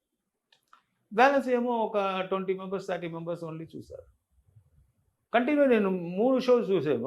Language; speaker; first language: Telugu; non-native, learner; Tamil